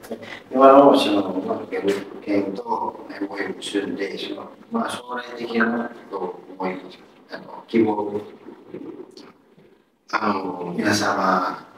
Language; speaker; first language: Japanese; non-native, learner; Indonesian